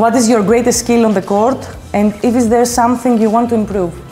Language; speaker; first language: English; non-native, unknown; Greek